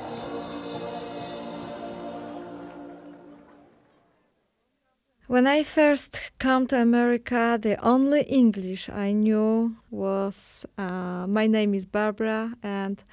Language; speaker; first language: English; non-native, learner; Polish